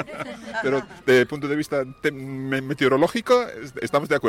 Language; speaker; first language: Spanish; non-native, fluent; English